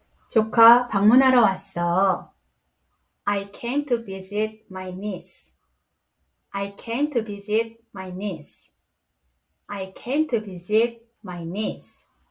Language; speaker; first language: English; non-native, learner; Korean